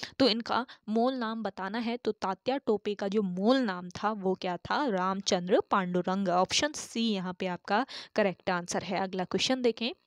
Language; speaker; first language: Hindi; native; Hindi